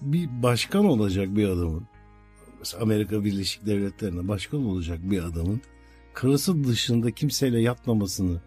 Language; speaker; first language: Turkish; native; Turkish